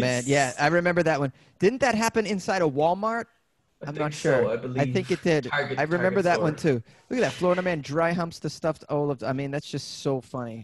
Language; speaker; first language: English; native; English